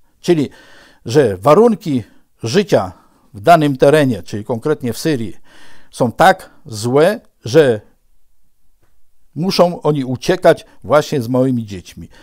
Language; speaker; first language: Polish; native; Polish